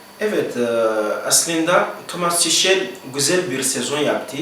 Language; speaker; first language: Turkish; non-native, learner; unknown